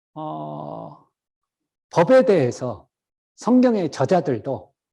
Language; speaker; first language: Korean; native; Korean